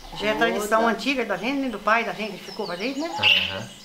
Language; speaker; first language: Portuguese; native; Portuguese